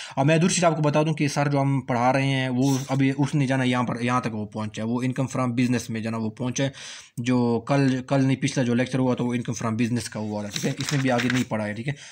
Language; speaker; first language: Urdu; native; Urdu